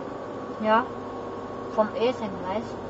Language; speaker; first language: German; non-native, learner; Thai